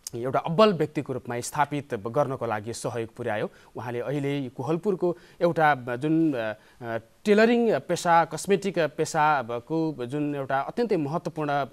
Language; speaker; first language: Nepali; native; Nepali